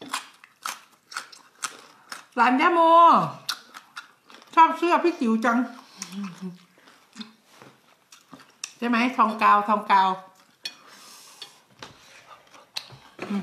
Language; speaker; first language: Thai; native; Thai